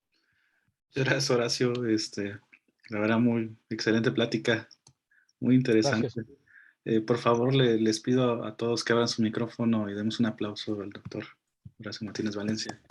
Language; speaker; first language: Spanish; native; Spanish